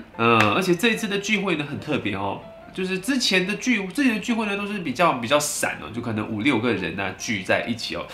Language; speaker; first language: Chinese; native; Chinese